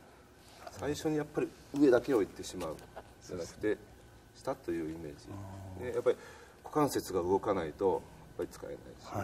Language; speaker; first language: Japanese; native; Japanese